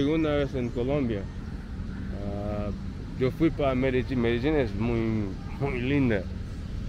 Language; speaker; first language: Spanish; non-native, learner; English